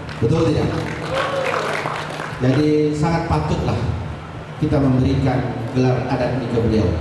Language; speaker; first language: Indonesian; native; Indonesian